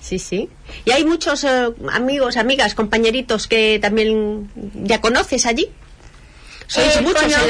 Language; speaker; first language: Spanish; native; Spanish